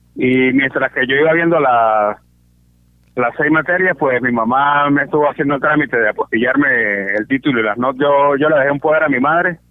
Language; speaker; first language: Spanish; native; Spanish